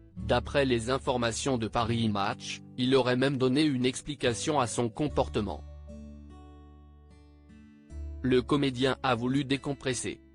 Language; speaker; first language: French; native; French